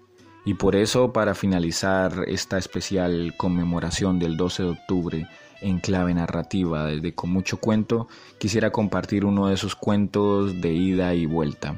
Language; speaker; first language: Spanish; native; Spanish